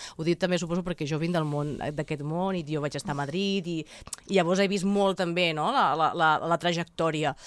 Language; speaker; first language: Catalan; non-native, local second language; Spanish